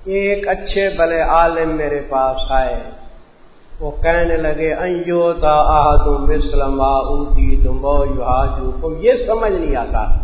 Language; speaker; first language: Urdu; non-native, local second language; Saraiki